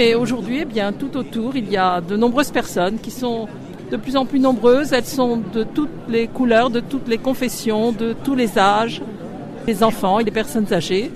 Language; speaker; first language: French; native; French